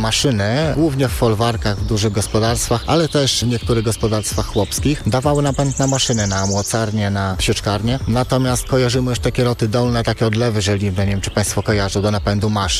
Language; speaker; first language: Polish; native; Polish